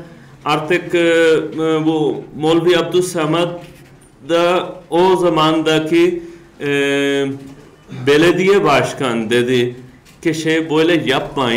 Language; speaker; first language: Turkish; non-native, learner; Urdu